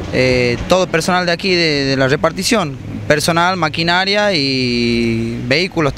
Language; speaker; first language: Spanish; native; Spanish